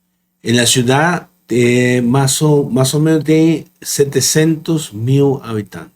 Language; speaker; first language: Portuguese; non-native, fluent; Spanish